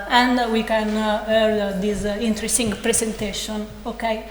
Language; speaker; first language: English; non-native, learner; Italian